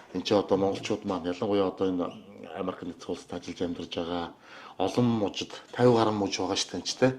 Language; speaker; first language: Mongolian; native; Mongolian